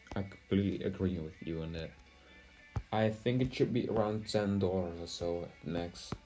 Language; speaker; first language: English; non-native, fluent; Dutch